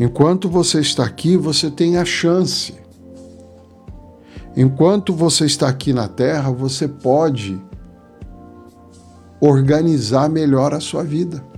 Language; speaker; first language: Portuguese; native; Portuguese